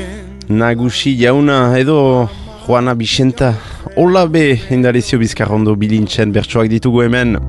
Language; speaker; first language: Basque; native; Basque